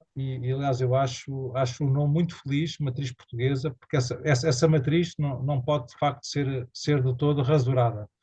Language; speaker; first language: Portuguese; native; Portuguese